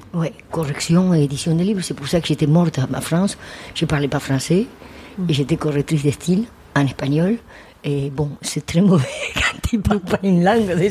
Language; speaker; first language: French; non-native, fluent; Spanish